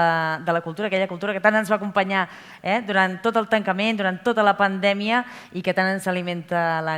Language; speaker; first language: Catalan; native; Catalan